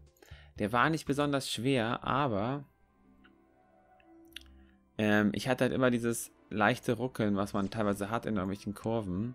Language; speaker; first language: German; native; German